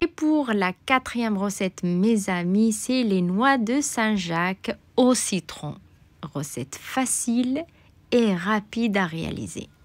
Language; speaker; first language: French; non-native, local second language; Arabic